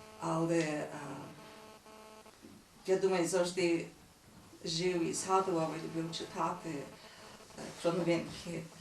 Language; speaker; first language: Ukrainian; early bilingual, heritage; Ukrainian